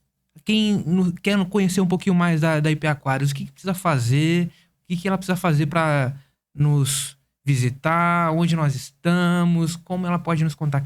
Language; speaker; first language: Portuguese; native; Portuguese